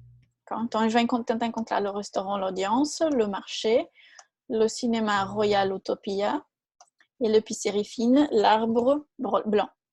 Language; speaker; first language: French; non-native, fluent; Portuguese